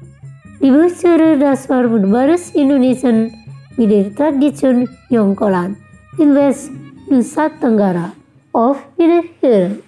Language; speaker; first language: German; non-native, fluent; Indonesian